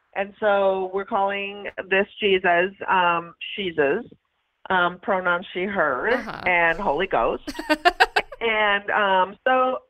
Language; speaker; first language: English; native; English